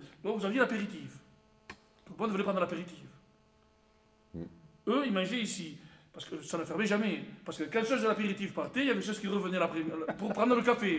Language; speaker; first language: French; native; French